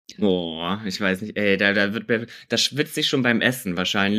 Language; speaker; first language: German; native; German